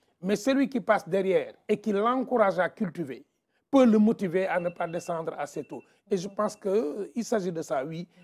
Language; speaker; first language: French; non-native, local second language; Wolof